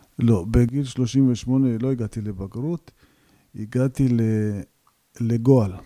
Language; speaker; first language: Hebrew; early bilingual, other home language; Georgian